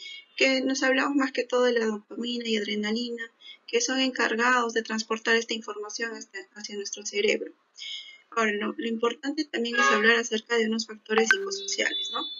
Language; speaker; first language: Spanish; native; Spanish